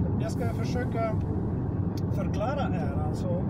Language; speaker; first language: Swedish; non-native, fluent; Russian